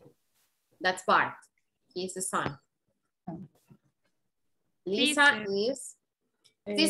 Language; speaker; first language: English; non-native, fluent; Spanish